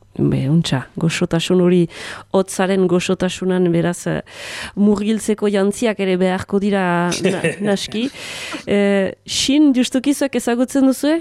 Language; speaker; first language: Basque; native; Basque